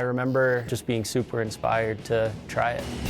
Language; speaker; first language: English; native; English